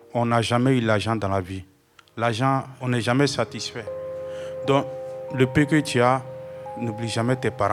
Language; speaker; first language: French; non-native, fluent; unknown